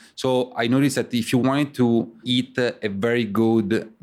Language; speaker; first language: English; non-native, fluent; Italian